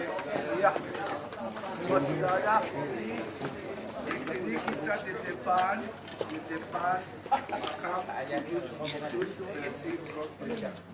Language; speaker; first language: Indonesian; non-native, learner; Hebrew